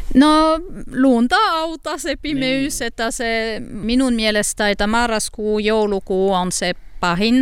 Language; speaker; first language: Finnish; non-native, learner; French